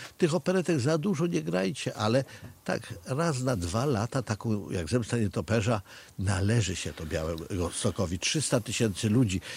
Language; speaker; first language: Polish; native; Polish